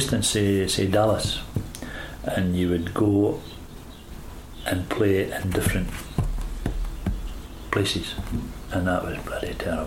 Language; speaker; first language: English; native; English